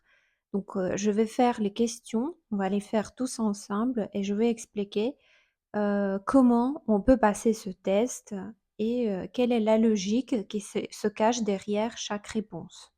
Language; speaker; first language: French; non-native, fluent; Russian